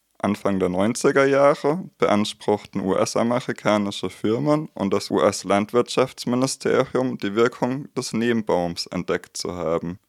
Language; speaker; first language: German; native; German